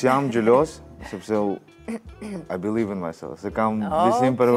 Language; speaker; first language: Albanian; non-native, learner; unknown